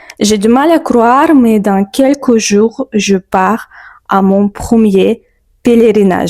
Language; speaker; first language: French; non-native, fluent; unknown